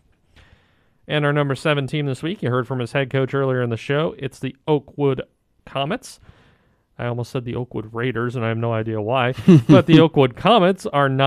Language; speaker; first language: English; native; English